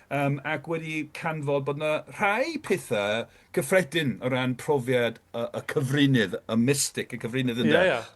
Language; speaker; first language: Welsh; non-native, fluent; English